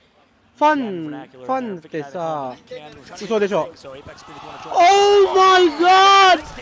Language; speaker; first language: Japanese; non-native, learner; Filipino